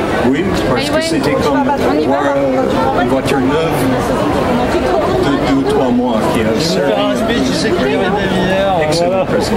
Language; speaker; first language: French; non-native, fluent; English